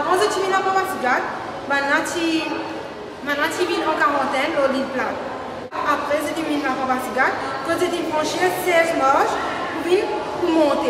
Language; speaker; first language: French; non-native, local second language; Morisyen